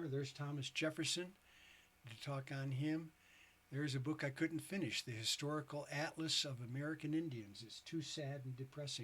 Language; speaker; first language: English; native; English